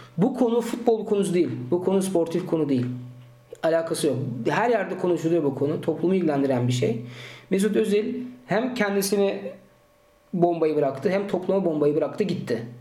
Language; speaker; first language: Turkish; early bilingual, heritage; Turkish